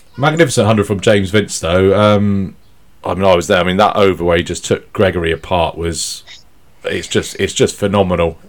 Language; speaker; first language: English; native; English